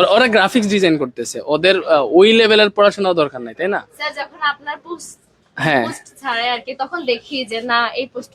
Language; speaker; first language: Bangla; native; Bangla